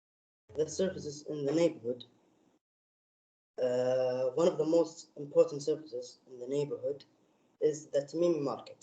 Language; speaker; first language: English; non-native, learner; Arabic